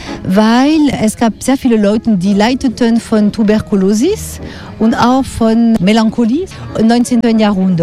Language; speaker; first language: German; non-native, fluent; French